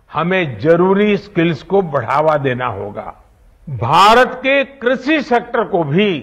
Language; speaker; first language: Hindi; non-native, local second language; Gujarati